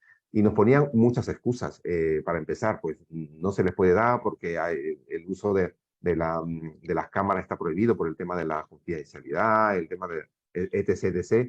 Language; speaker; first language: Spanish; native; Spanish